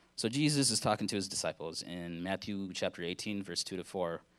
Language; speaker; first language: English; early bilingual, other home language; Hindi